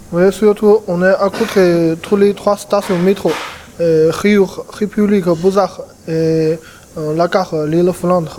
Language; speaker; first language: French; non-native, fluent; Chinese